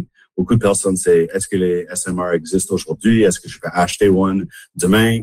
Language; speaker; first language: French; non-native, local second language; English